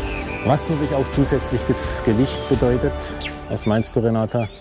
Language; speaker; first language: German; native; German